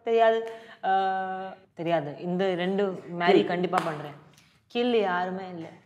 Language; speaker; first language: Tamil; non-native, learner; Hindi